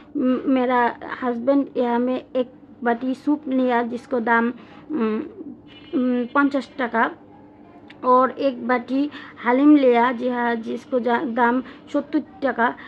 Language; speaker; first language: Hindi; non-native, learner; Bangla